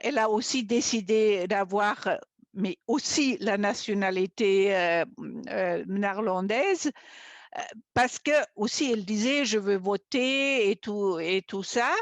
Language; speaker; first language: French; non-native, fluent; German